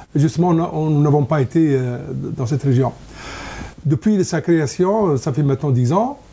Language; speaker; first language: French; non-native, local second language; Arabic